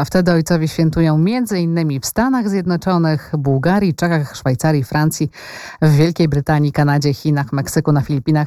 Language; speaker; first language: Polish; native; Polish